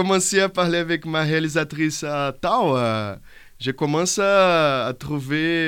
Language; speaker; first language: French; non-native, fluent; Portuguese